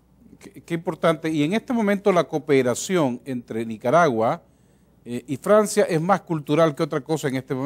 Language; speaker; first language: Spanish; native; Spanish